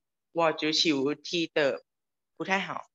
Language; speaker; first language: Chinese; non-native, learner; Thai